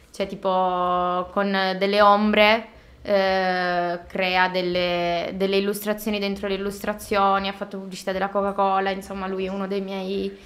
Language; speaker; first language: Italian; native; Italian